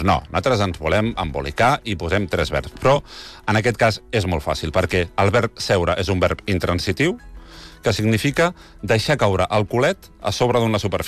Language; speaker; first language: Catalan; native; Catalan